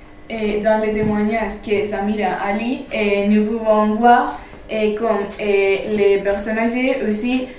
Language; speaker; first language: French; non-native, learner; Spanish